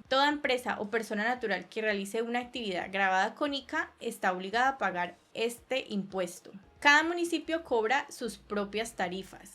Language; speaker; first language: Spanish; native; Spanish